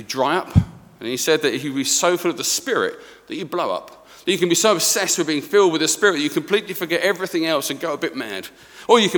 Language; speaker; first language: English; native; English